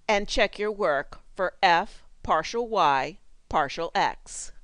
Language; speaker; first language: English; native; English